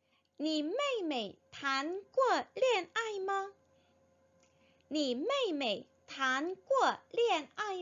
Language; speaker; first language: Chinese; non-native, fluent; Korean